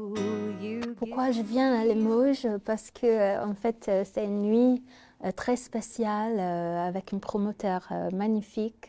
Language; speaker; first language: French; non-native, learner; English